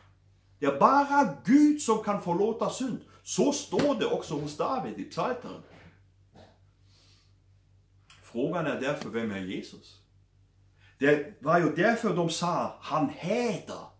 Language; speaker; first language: Swedish; non-native, fluent; German